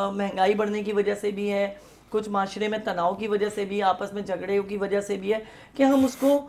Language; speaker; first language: Urdu; native; Urdu